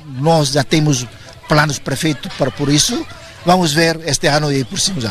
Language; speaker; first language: Portuguese; non-native, local second language; Tetum